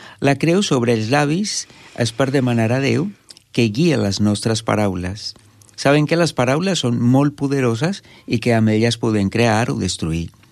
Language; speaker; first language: Catalan; non-native, fluent; Spanish